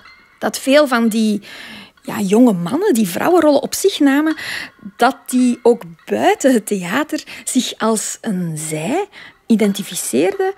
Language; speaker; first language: Dutch; native; Dutch